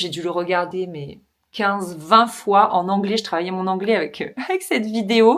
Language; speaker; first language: French; native; French